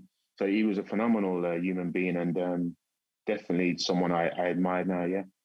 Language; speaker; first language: English; native; English